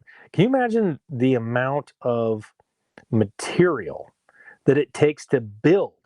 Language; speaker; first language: English; native; English